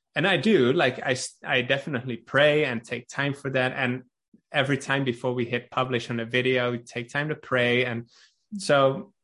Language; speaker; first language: English; non-native, fluent; Dutch